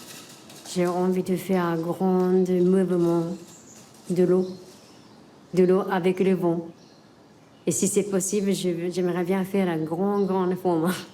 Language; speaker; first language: French; non-native, learner; Japanese